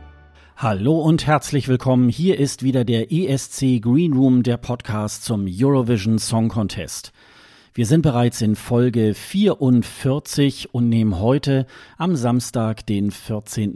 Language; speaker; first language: German; native; German